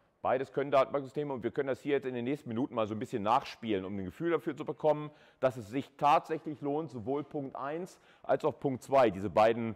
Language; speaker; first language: German; native; German